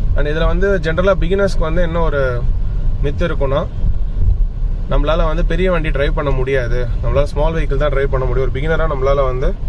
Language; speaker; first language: Tamil; native; Tamil